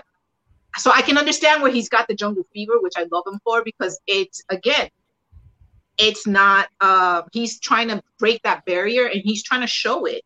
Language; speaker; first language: English; early bilingual, other home language; Spanish